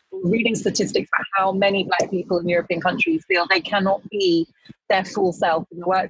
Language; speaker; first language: English; native; English